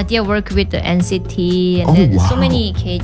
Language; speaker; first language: English; non-native, learner; Korean